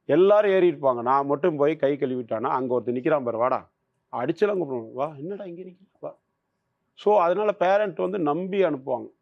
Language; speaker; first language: Tamil; native; Tamil